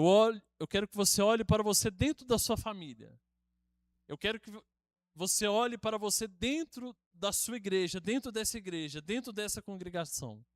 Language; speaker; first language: Portuguese; native; Portuguese